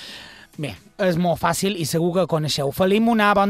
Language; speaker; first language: Catalan; native; Catalan